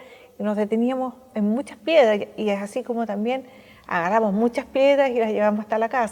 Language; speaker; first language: Spanish; native; Spanish